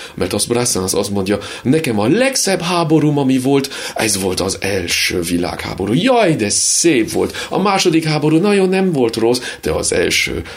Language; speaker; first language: Hungarian; early bilingual, heritage; Hungarian